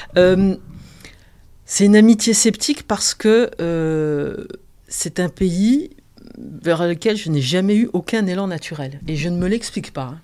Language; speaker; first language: French; early bilingual, other home language; Arabic